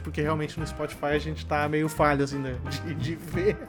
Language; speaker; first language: Portuguese; native; Portuguese